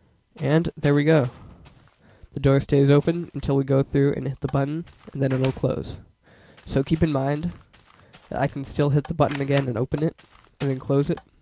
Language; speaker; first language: English; native; English